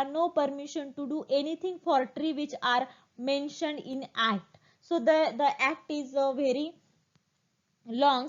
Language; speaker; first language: English; non-native, local second language; Marathi